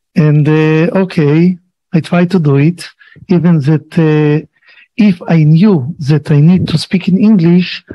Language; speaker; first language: English; non-native, learner; Hebrew